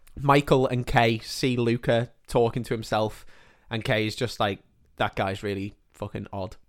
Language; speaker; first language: English; native; English